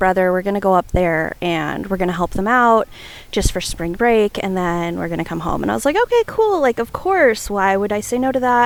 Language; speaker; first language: English; native; English